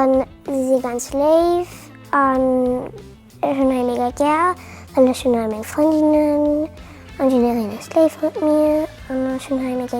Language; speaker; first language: German; non-native, local second language; Luxembourgish